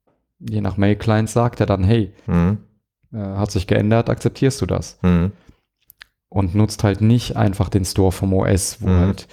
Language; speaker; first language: German; native; German